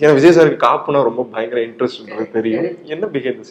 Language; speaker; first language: Tamil; native; Tamil